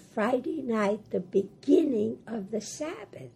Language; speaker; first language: English; early bilingual, other home language; German